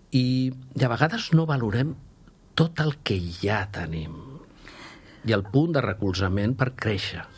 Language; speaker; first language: Catalan; non-native, local second language; Spanish